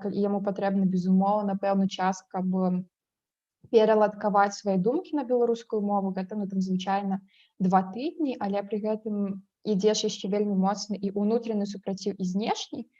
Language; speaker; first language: Belarusian; non-native, local second language; Russian